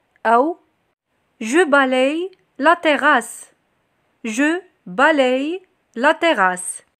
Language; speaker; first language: French; non-native, local second language; Arabic